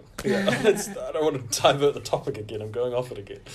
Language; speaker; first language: English; native; English